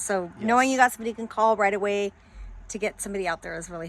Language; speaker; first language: English; native; English